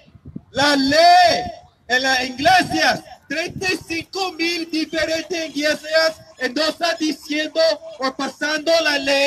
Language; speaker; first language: Spanish; non-native, learner; English